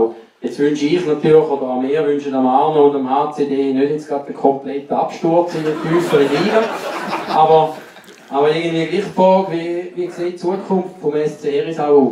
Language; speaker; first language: German; native; German